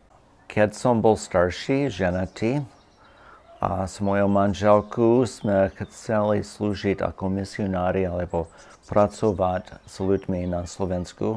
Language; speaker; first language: Slovak; non-native, fluent; English